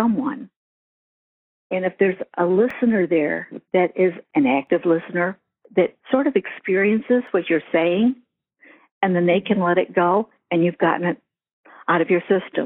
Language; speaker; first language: English; native; English